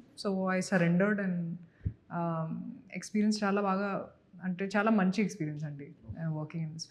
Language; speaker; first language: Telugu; non-native, fluent; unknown